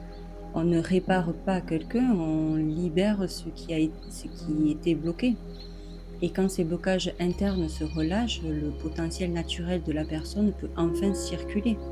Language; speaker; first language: French; native; French